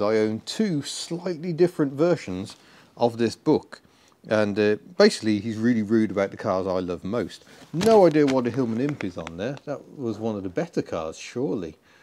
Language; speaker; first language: English; native; English